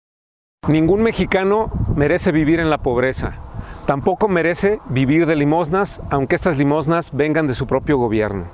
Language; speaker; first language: Spanish; native; Spanish